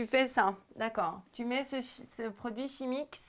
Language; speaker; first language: French; native; French